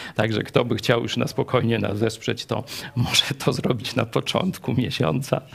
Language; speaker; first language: Polish; native; Polish